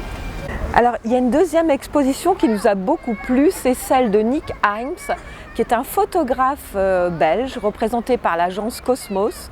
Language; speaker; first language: French; native; French